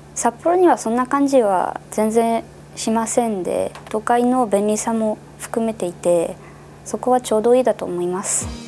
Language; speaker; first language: Japanese; non-native, fluent; French